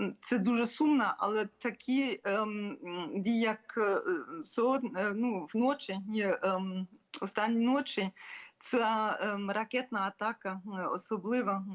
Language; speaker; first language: Ukrainian; non-native, fluent; German